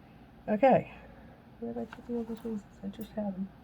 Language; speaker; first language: English; native; English